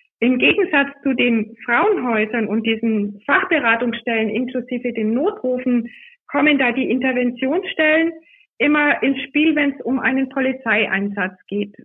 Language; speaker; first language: German; native; German